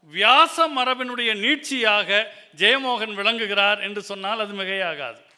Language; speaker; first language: Tamil; native; Tamil